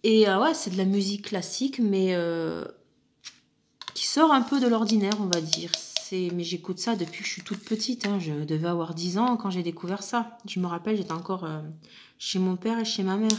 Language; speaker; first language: French; native; French